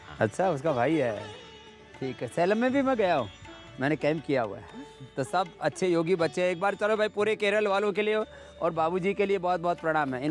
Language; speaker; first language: Hindi; native; Hindi